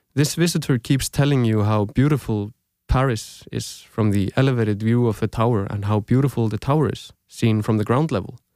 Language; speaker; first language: English; non-native, fluent; Icelandic